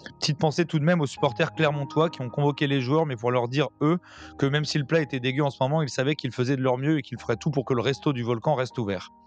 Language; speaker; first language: French; native; French